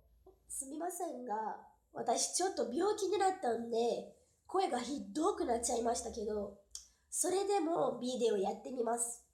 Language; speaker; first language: Japanese; non-native, fluent; Portuguese